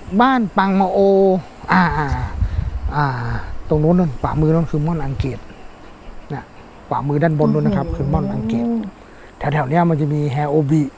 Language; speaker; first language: Thai; native; Thai